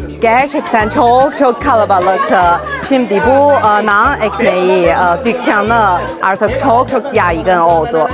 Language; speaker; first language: Turkish; non-native, learner; Chinese